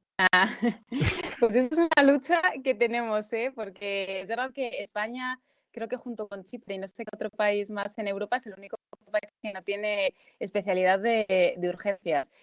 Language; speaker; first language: Spanish; early bilingual, other home language; Arabic